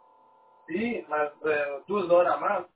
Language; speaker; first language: Spanish; non-native, learner; Portuguese